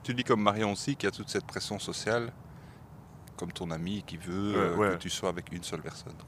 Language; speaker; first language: French; native; French